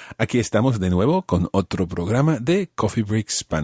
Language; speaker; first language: Spanish; non-native, fluent; English